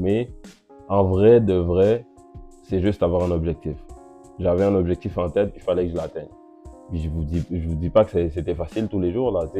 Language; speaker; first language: French; native; French